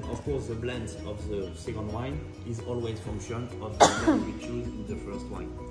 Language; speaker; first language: English; non-native, fluent; French